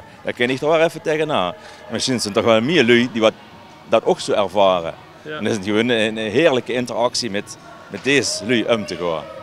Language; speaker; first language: Dutch; native; Dutch